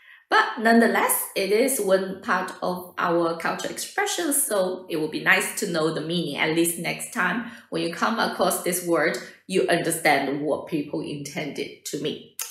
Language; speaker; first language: English; non-native, fluent; Chinese